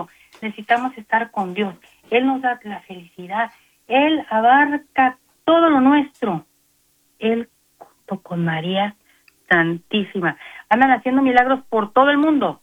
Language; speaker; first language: Spanish; native; Spanish